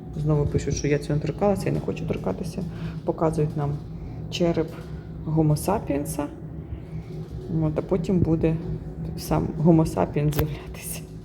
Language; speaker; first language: Ukrainian; native; Ukrainian